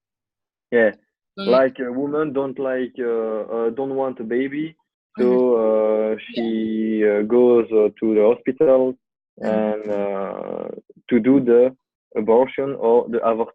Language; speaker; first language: English; non-native, learner; French